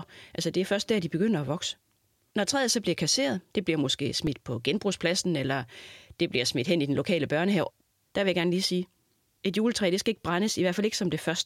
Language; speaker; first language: Danish; native; Danish